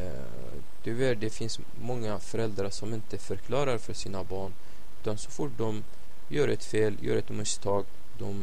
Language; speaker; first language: Swedish; non-native, fluent; Arabic